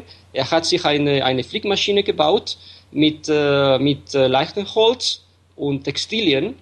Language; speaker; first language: German; non-native, fluent; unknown